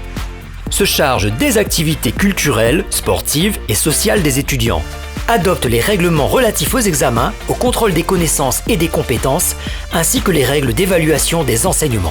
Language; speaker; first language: French; native; French